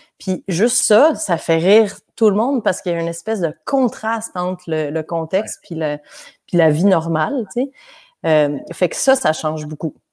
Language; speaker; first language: French; native; French